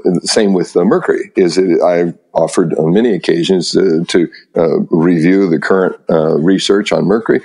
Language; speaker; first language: English; native; English